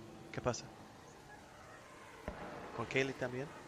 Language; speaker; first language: Spanish; non-native, learner; English